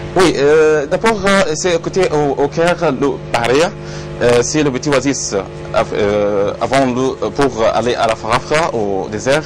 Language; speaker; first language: French; non-native, learner; Arabic